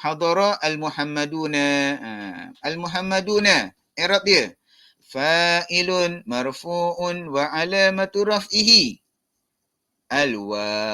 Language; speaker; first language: Arabic; non-native, fluent; Malay